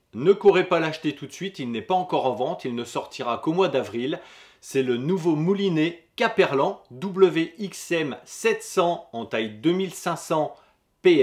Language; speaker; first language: French; native; French